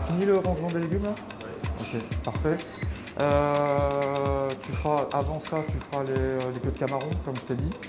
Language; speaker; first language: French; native; French